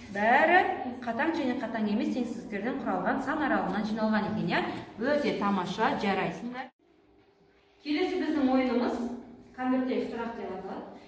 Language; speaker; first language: Kazakh; native; Kazakh